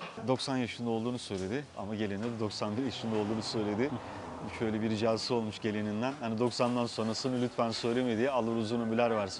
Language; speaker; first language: Turkish; native; Turkish